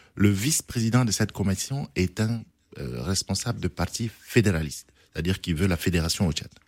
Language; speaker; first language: French; non-native, local second language; Arabic